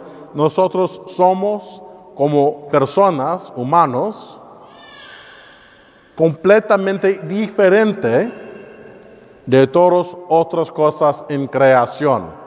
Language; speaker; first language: Spanish; non-native, learner; English